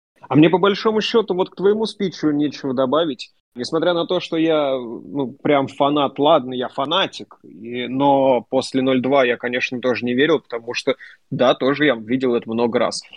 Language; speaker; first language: Russian; native; Russian